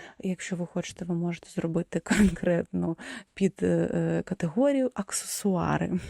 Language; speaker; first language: Ukrainian; non-native, local second language; Russian